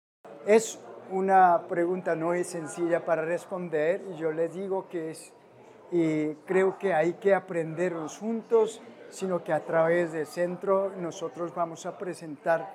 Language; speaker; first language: Spanish; non-native, fluent; Korean